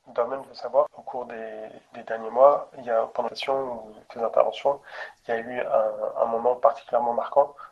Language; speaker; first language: French; native; French